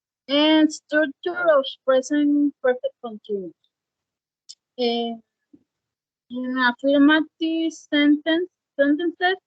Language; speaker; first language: English; non-native, learner; Spanish